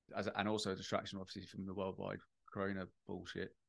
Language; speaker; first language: English; native; English